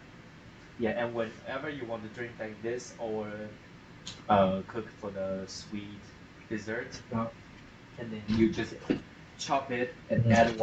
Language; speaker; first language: English; non-native, fluent; Chinese